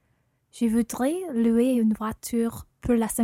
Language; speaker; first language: French; non-native, learner; English